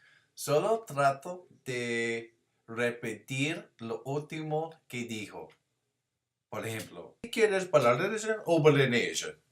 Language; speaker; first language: Spanish; non-native, learner; English